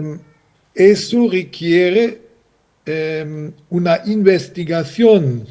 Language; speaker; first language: Spanish; non-native, fluent; German